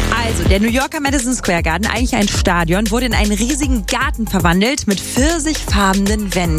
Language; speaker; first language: German; native; German